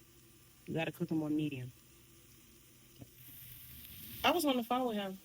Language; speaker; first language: English; native; English